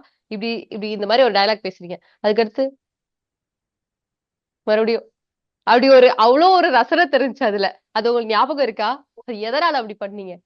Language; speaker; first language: Tamil; native; Tamil